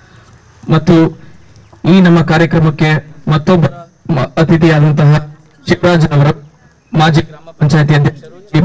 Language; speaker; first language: Kannada; native; Kannada